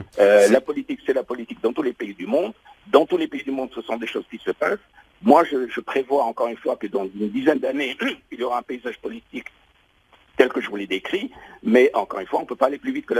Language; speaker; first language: French; non-native, local second language; Arabic